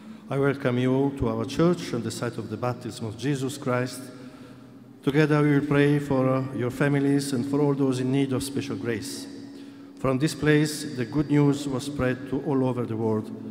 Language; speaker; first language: English; non-native, fluent; Italian